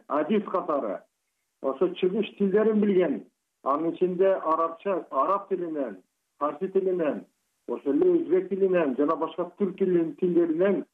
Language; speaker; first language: Kyrgyz; native; Kyrgyz